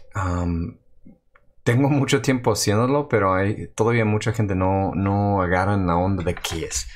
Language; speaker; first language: Spanish; non-native, fluent; English